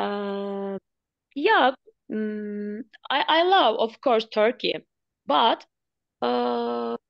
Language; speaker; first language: English; non-native, learner; Turkish